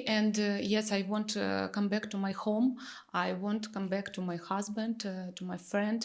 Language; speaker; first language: English; non-native, learner; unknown